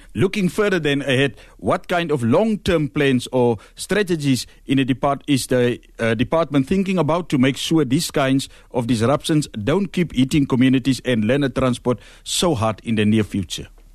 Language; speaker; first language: English; non-native, local second language; Afrikaans